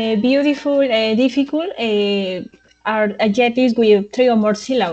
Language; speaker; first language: English; non-native, learner; Spanish